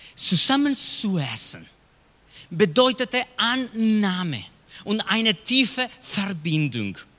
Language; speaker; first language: German; non-native, learner; Spanish